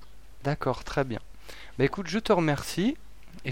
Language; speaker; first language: French; native; French